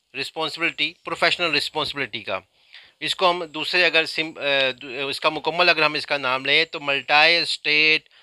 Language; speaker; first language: Urdu; native; Urdu